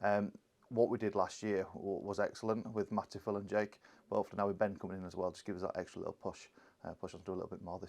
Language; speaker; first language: English; native; English